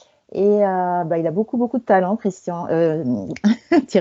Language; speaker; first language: French; native; French